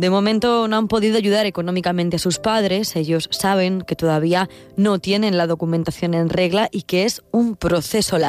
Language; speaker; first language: Spanish; non-native, local second language; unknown